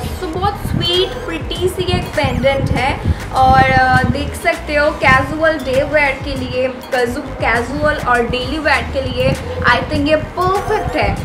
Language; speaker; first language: Hindi; non-native, local second language; Bangla